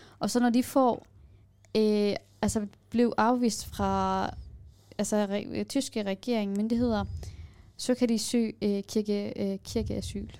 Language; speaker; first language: Danish; non-native, fluent; Kurdish